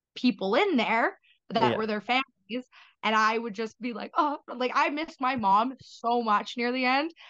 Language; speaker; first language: English; native; English